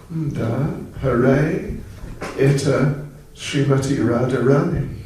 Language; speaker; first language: Russian; non-native, learner; English